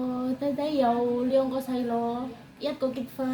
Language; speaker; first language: Cantonese; non-native, learner; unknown